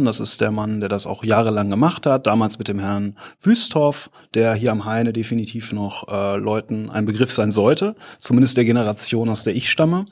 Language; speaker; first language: German; native; German